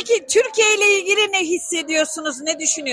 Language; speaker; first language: Turkish; native; Turkish